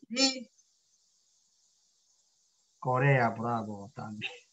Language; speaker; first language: Spanish; non-native, learner; Korean